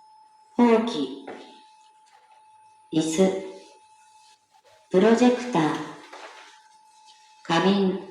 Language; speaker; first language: Japanese; non-native, learner; Indonesian